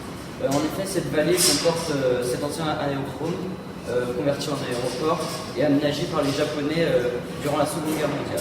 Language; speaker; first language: French; native; French